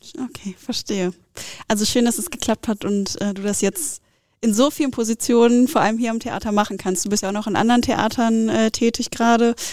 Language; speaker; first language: German; native; German